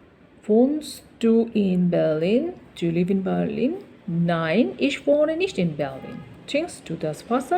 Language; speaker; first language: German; non-native, learner; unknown